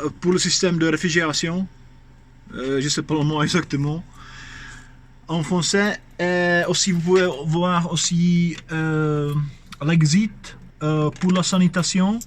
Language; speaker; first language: French; non-native, fluent; Czech